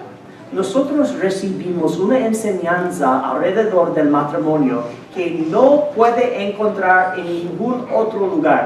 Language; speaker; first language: Spanish; non-native, fluent; English